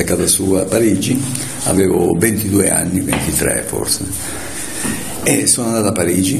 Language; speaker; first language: Italian; native; Italian